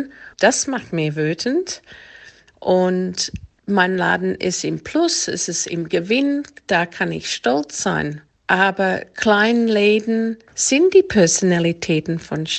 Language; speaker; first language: German; non-native, fluent; English